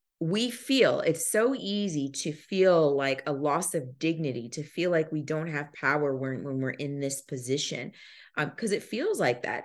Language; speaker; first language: English; early bilingual, other home language; Lingala